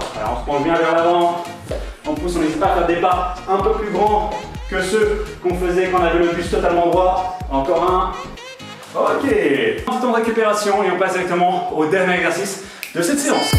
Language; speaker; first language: French; native; French